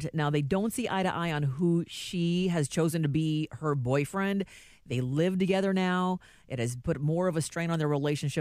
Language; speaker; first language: English; native; English